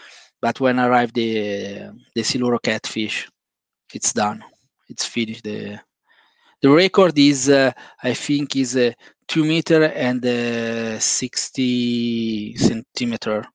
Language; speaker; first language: English; non-native, fluent; Italian